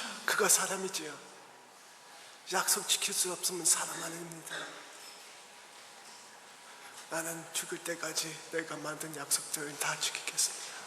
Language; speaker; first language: Korean; early bilingual, heritage; Korean